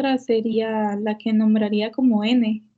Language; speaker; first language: Spanish; native; Spanish